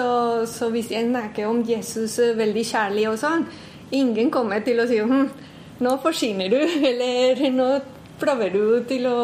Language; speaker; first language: Norwegian; non-native, fluent; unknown